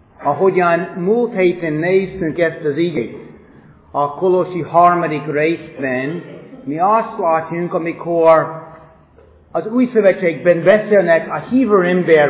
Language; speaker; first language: Hungarian; non-native, fluent; English